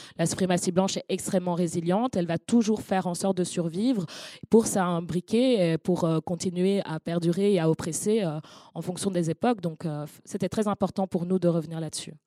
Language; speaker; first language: French; native; French